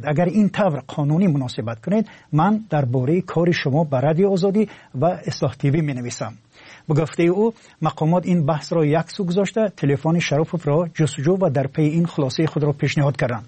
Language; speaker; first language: Persian; native; Persian